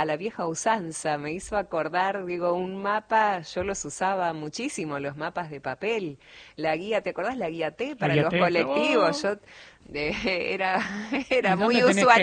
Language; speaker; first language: Spanish; native; Spanish